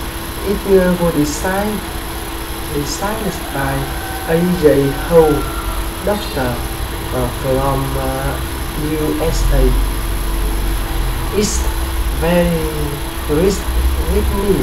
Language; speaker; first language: English; non-native, learner; Vietnamese